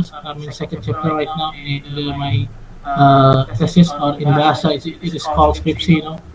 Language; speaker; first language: English; non-native, fluent; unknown